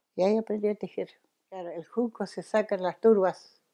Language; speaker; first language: Spanish; non-native, local second language; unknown